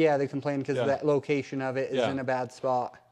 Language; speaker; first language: English; native; English